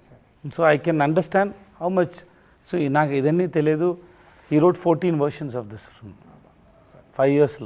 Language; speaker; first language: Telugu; non-native, learner; Tamil